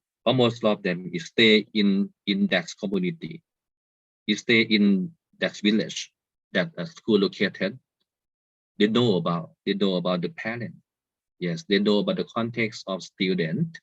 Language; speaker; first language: English; non-native, learner; Thai